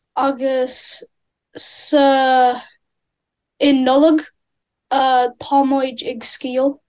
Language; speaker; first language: Irish; non-native, learner; English